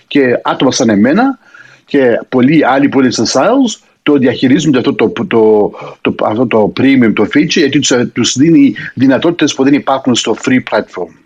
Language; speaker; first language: Greek; early bilingual, heritage; Greek